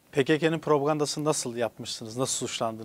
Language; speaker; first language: Turkish; non-native, local second language; Kurdish